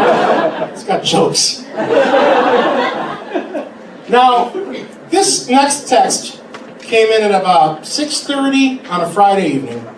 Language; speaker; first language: English; native; English